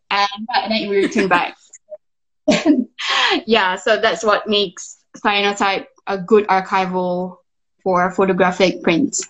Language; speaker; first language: English; non-native, local second language; Malay